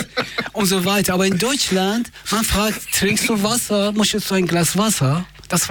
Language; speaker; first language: German; non-native, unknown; Persian